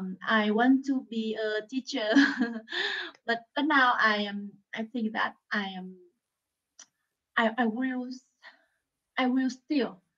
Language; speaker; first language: English; non-native, learner; Vietnamese